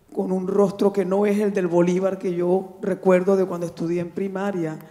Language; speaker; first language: Spanish; native; Spanish